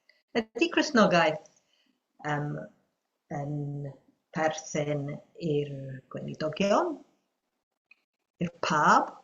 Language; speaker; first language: Welsh; non-native, fluent; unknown